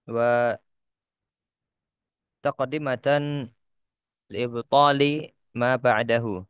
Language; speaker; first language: Arabic; non-native, fluent; Indonesian